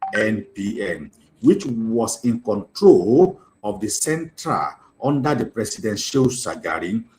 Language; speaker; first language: English; non-native, local second language; Yoruba